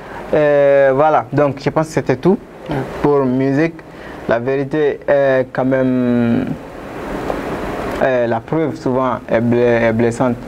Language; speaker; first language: French; non-native, local second language; Bambara